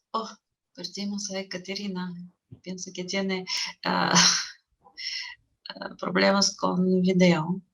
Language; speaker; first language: Spanish; non-native, fluent; Russian